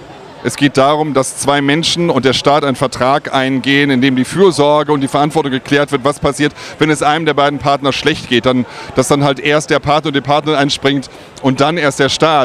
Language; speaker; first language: German; native; German